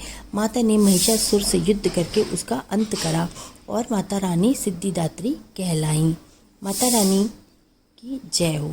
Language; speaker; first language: Hindi; native; Hindi